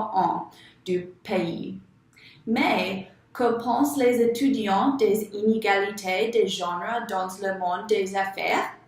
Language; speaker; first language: French; non-native, learner; English